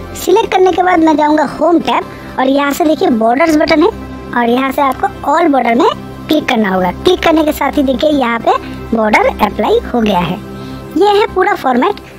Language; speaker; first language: Urdu; native; Urdu